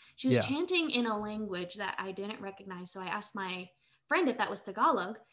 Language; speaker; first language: English; early bilingual, other home language; Vietnamese